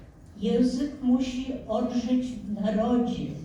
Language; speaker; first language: Polish; non-native, fluent; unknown